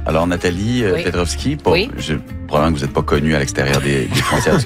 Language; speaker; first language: French; native; French